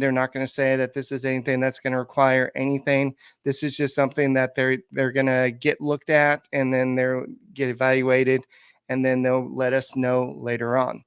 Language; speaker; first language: English; native; English